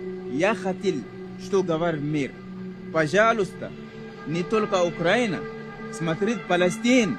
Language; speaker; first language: Russian; non-native, learner; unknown